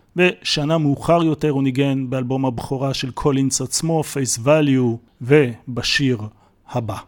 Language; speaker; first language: Hebrew; native; Hebrew